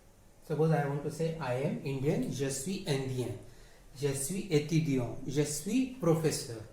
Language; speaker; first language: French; non-native, fluent; Hindi